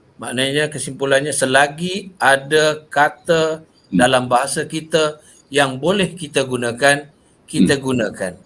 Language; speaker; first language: Malay; native; Malay